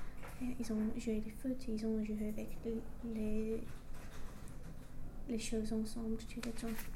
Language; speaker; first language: French; non-native, learner; English